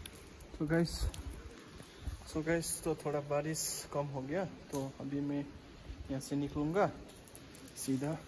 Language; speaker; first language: Hindi; non-native, local second language; Nepali